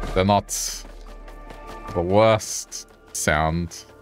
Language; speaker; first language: English; native; English